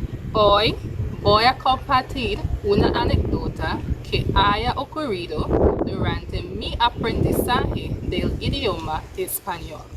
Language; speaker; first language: Spanish; non-native, fluent; English